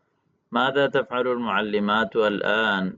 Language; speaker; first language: Arabic; non-native, fluent; Urdu